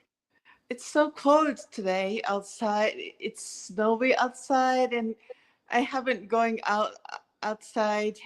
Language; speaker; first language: English; non-native, learner; Japanese